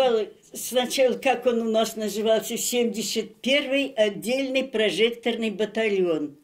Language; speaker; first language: Russian; native; Russian